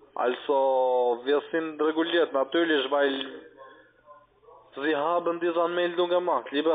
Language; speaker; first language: German; non-native, learner; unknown